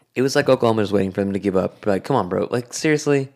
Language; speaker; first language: English; native; English